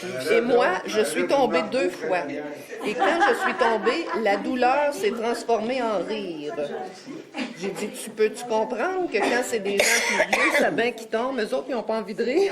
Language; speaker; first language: French; native; French